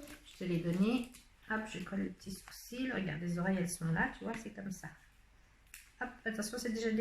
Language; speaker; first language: French; native; French